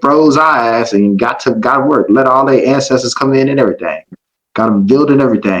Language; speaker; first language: English; native; English